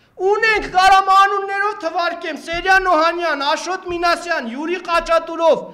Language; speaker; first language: Armenian; native; Armenian